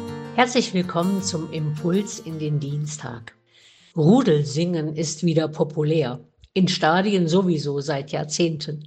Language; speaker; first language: German; native; German